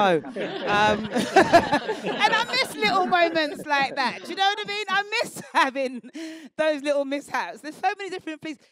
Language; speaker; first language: English; native; English